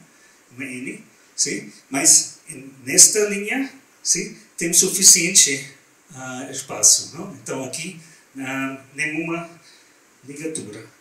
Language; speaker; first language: Portuguese; non-native, learner; German